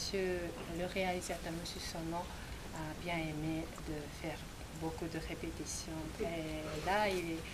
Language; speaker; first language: French; non-native, fluent; Japanese